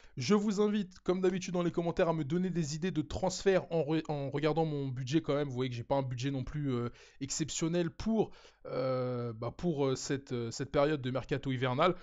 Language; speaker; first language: French; native; French